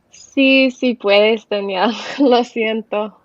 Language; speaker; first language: Spanish; non-native, learner; English